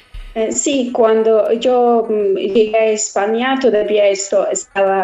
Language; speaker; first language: Spanish; non-native, learner; Persian